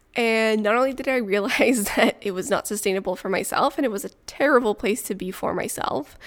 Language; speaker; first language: English; non-native, fluent; French